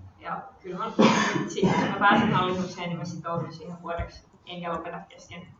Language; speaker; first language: Finnish; native; Finnish